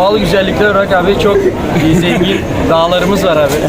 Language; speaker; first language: Turkish; native; Turkish